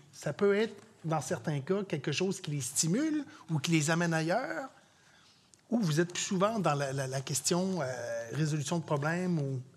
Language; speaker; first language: French; native; French